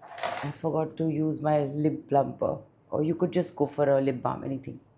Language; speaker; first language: English; non-native, local second language; Bangla